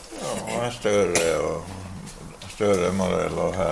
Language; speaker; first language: Swedish; non-native, learner; Finnish